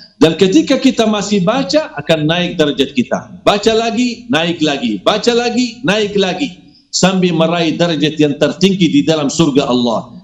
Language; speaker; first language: Malay; non-native, fluent; Arabic